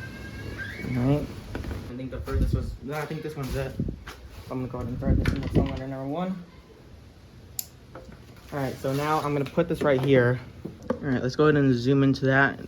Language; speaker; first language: English; native; English